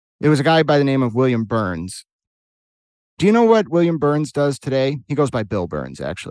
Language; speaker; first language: English; native; English